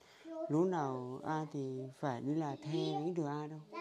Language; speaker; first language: Vietnamese; non-native, local second language; Hmong